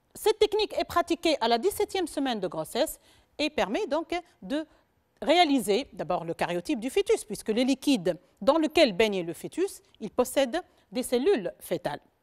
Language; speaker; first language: French; non-native, local second language; Arabic